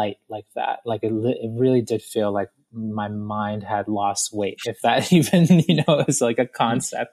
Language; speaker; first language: English; native; English